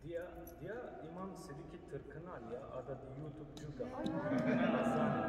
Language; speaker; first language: Indonesian; non-native, fluent; Turkish